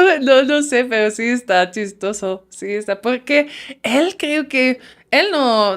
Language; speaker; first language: Spanish; non-native, fluent; Dutch